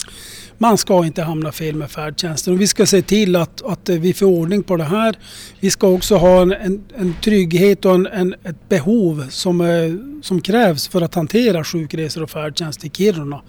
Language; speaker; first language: Swedish; native; Swedish